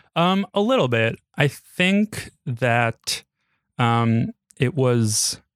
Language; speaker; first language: English; native; English